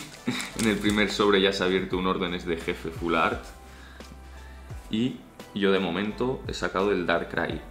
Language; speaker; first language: Spanish; native; Spanish